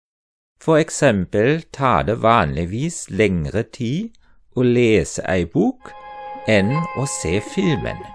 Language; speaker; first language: Norwegian; non-native, fluent; German